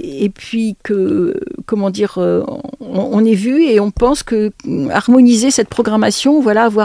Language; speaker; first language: French; native; French